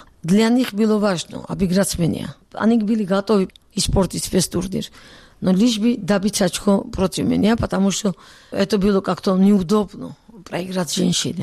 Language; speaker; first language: Russian; non-native, local second language; Georgian